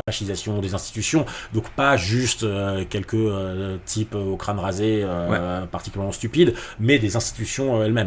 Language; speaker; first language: French; native; French